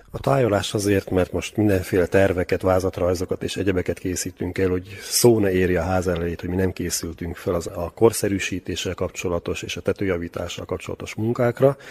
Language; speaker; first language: Hungarian; native; Hungarian